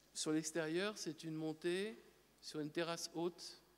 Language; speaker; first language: French; native; French